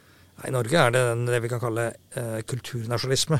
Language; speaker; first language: Norwegian; native; Norwegian